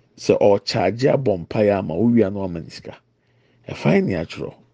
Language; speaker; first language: English; non-native, local second language; Akan